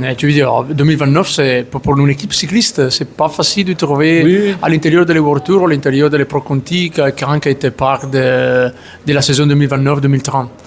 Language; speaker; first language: French; non-native, learner; Italian